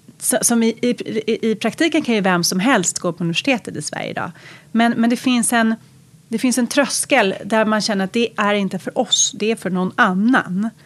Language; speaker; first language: Swedish; native; Swedish